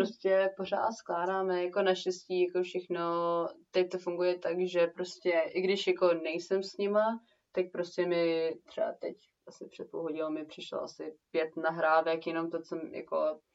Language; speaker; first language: Czech; early bilingual, heritage; Czech